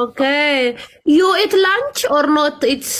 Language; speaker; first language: English; non-native, learner; Amharic